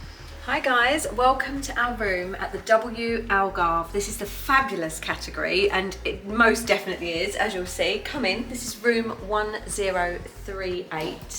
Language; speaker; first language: English; native; English